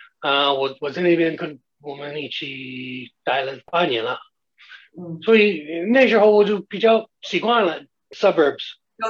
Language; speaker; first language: Chinese; non-native, fluent; English